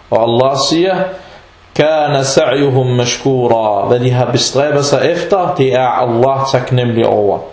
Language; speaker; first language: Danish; non-native, fluent; Arabic